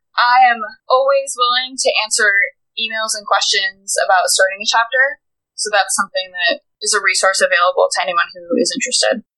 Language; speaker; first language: English; native; English